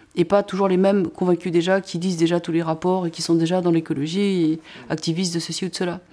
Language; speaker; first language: French; native; French